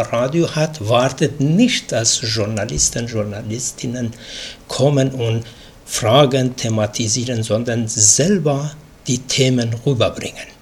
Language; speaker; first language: German; non-native, fluent; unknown